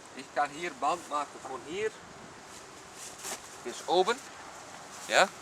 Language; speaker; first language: German; non-native, learner; Dutch